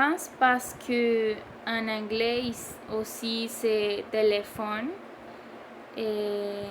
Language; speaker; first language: French; non-native, learner; Spanish